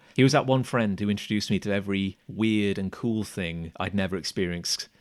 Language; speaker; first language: English; native; English